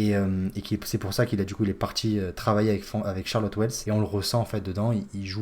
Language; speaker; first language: French; native; French